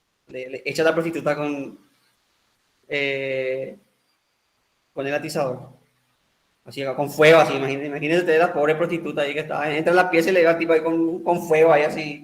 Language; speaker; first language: Spanish; native; Spanish